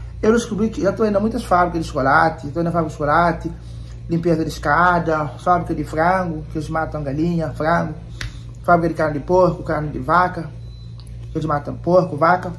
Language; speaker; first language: Portuguese; non-native, local second language; Kabuverdianu